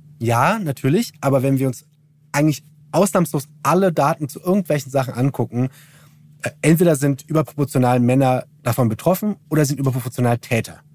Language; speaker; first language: German; early bilingual, other home language; Turkish